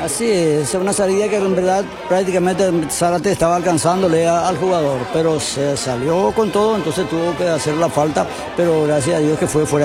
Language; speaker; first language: Spanish; native; Spanish